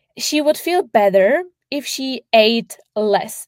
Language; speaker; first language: English; non-native, fluent; Czech